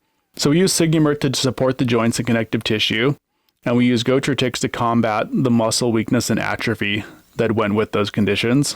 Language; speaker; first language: English; native; English